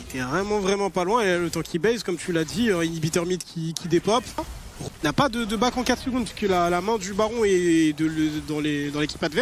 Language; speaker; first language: French; native; French